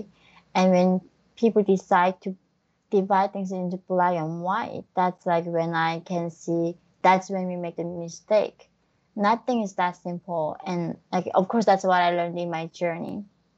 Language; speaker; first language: English; non-native, fluent; Korean